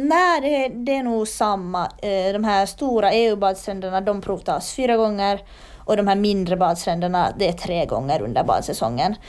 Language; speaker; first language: Swedish; native; Swedish